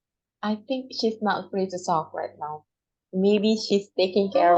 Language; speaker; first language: English; non-native, fluent; Indonesian